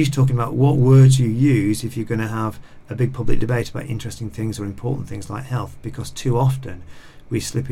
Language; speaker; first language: English; native; English